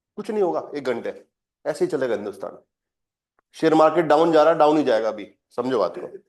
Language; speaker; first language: Hindi; native; Hindi